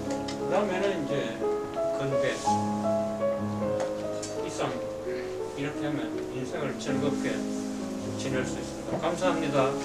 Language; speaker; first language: Korean; native; Korean